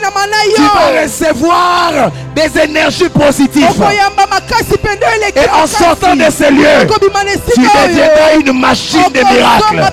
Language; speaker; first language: French; non-native, local second language; Lingala